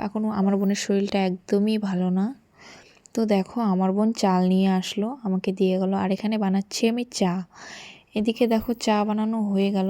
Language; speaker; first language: Bangla; non-native, local second language; Rangpuri